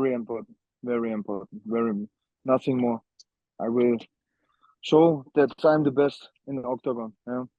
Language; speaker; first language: English; non-native, learner; German